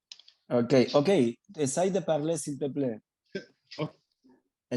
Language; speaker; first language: French; non-native, fluent; Spanish